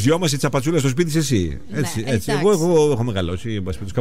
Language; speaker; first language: Greek; native; Greek